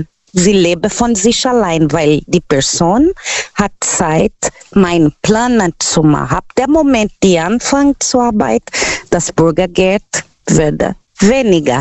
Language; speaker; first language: German; non-native, fluent; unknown